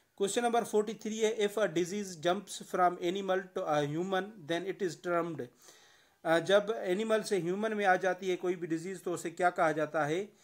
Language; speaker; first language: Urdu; non-native, local second language; Sindhi